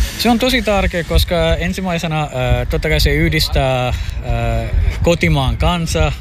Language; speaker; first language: Finnish; non-native, fluent; Telugu